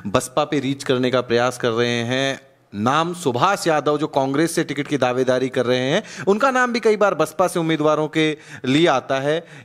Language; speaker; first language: Hindi; native; Hindi